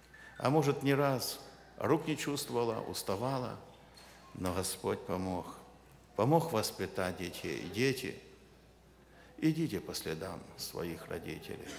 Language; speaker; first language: Russian; non-native, local second language; Ukrainian